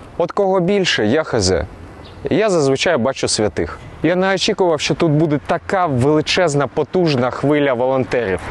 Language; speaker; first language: Ukrainian; non-native, local second language; Russian